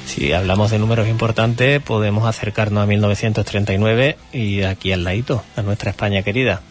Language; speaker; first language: Spanish; native; Spanish